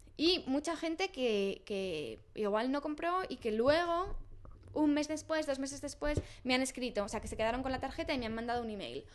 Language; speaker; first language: Spanish; native; Spanish